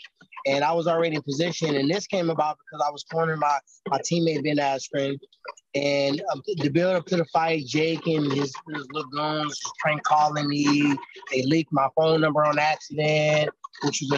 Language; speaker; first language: English; native; English